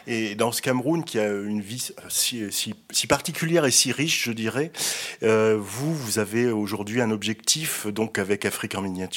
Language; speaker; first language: French; native; French